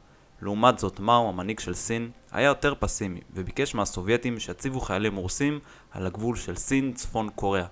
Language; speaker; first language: Hebrew; native; Hebrew